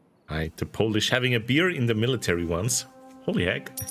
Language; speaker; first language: English; non-native, fluent; German